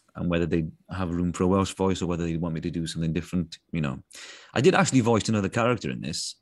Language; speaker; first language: English; native; English